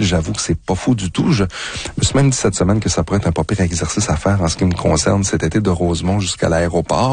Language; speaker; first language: French; native; French